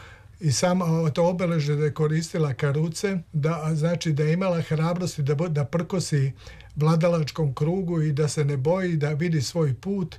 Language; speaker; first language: Serbian; native; Serbian